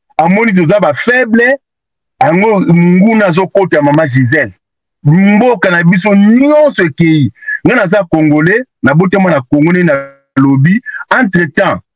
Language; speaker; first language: Lingala; non-native, local second language; Kongo